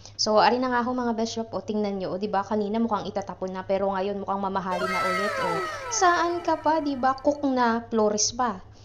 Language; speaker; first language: Filipino; native; Filipino